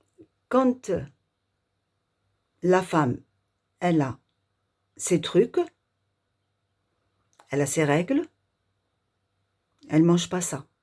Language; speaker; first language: French; non-native, local second language; Arabic